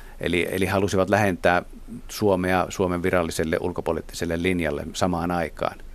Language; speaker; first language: Finnish; native; Finnish